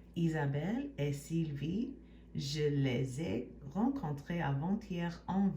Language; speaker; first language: French; non-native, fluent; English